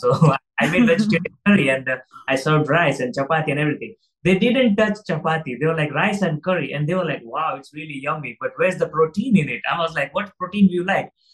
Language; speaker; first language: English; non-native, local second language; Gujarati